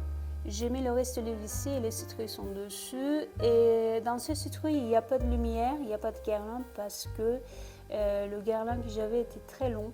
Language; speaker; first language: French; non-native, fluent; Turkish